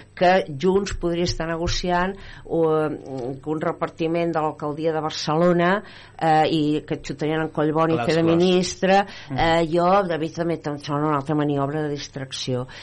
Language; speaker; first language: Catalan; native; Catalan